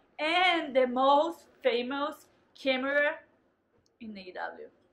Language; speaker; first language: English; non-native, fluent; Portuguese